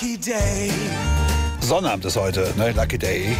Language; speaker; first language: German; native; German